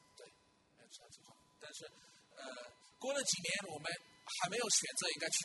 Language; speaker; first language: Chinese; non-native, fluent; English